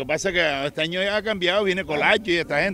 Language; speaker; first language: Spanish; native; Spanish